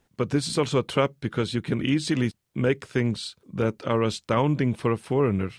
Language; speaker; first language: English; early bilingual, other home language; Icelandic